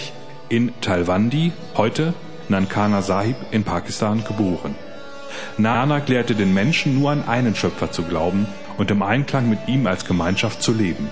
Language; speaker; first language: German; native; German